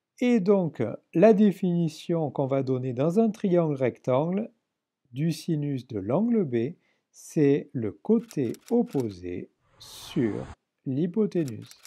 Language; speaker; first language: French; native; French